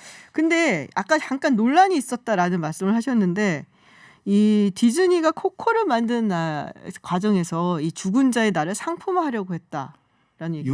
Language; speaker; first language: Korean; native; Korean